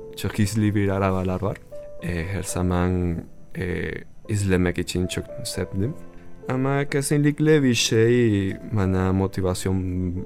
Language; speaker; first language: Turkish; non-native, learner; Spanish